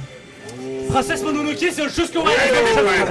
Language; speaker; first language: French; native; French